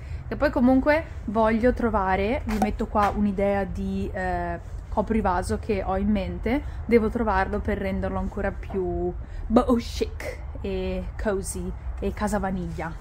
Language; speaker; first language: Italian; native; Italian